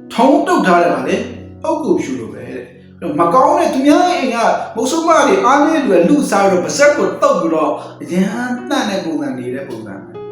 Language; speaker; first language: Burmese; non-native, local second language; Kachin